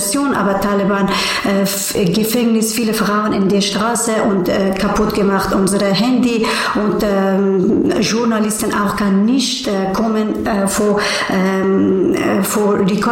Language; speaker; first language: German; non-native, learner; Persian